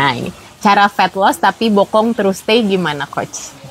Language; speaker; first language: Indonesian; native; Indonesian